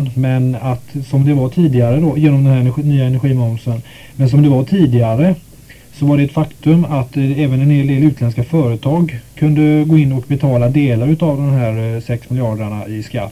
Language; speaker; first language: Swedish; native; Swedish